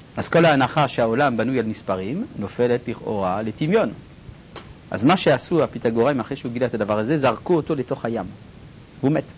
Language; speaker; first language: Hebrew; non-native, fluent; French